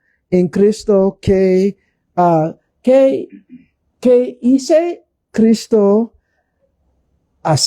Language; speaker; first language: Spanish; non-native, learner; English